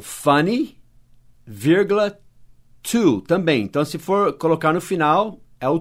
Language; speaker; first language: Portuguese; non-native, fluent; English